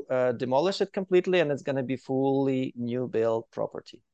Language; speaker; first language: English; non-native, fluent; Ukrainian